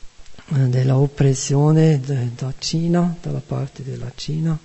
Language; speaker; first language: Italian; non-native, fluent; German